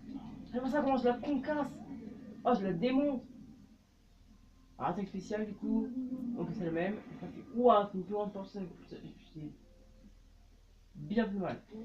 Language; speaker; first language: French; native; French